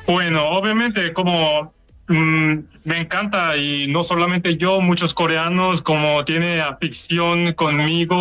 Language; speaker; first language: Spanish; non-native, fluent; Korean